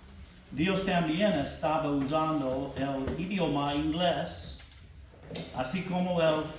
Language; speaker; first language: Spanish; non-native, fluent; English